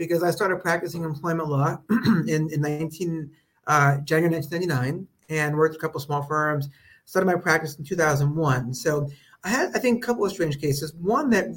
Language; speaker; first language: English; native; English